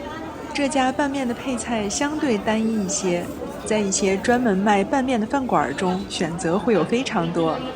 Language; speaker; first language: Chinese; native; Chinese